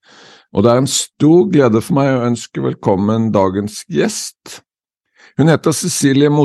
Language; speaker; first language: Norwegian; native; Norwegian